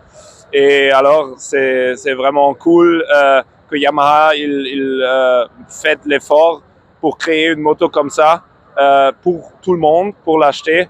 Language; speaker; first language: French; non-native, fluent; German